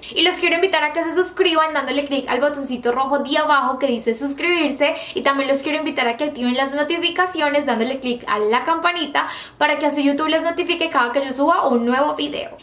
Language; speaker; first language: Spanish; native; Spanish